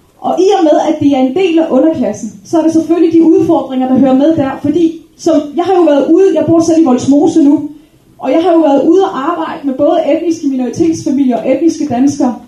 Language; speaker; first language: Danish; early bilingual, other home language; Arabic